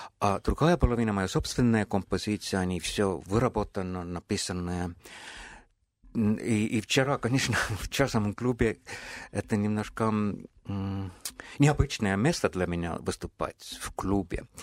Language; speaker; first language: Russian; non-native, fluent; Estonian